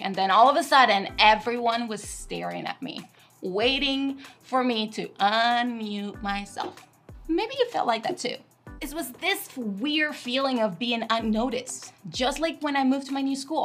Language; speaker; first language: English; non-native, fluent; Spanish